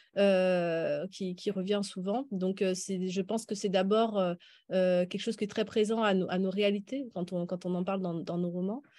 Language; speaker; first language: French; native; French